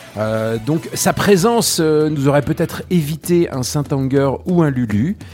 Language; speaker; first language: French; native; French